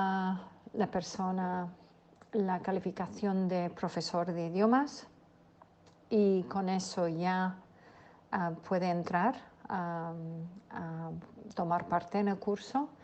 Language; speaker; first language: Spanish; non-native, fluent; English